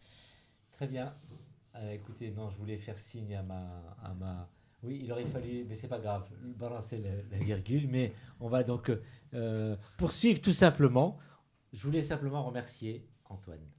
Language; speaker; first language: French; native; French